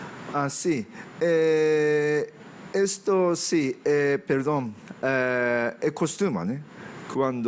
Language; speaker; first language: Portuguese; non-native, fluent; Japanese